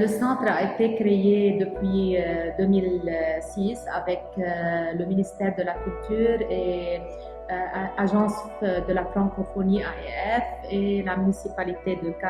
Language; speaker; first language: French; non-native, local second language; Arabic